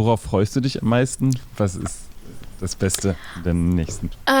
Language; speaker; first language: German; native; German